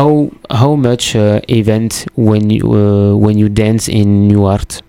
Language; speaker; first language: English; non-native, learner; French